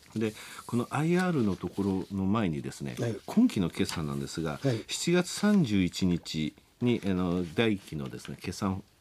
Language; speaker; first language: Japanese; native; Japanese